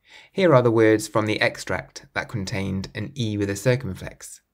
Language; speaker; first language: English; native; English